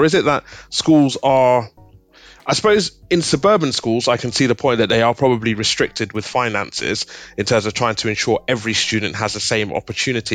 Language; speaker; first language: English; native; English